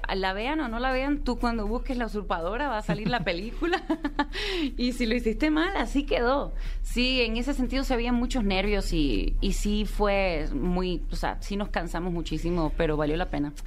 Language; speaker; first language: Spanish; early bilingual, heritage; Spanish